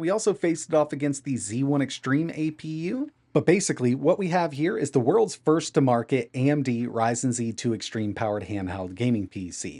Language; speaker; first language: English; native; English